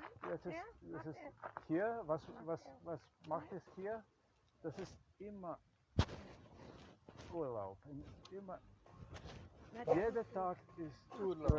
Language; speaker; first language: German; non-native, learner; Croatian